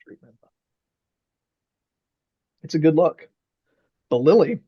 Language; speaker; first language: English; native; English